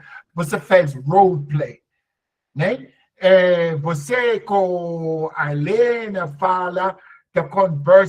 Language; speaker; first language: Portuguese; non-native, learner; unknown